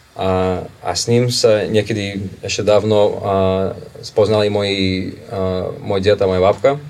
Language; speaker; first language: Slovak; non-native, fluent; Russian